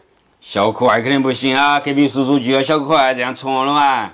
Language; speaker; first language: Chinese; native; Chinese